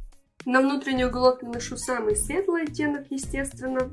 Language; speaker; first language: Russian; native; Russian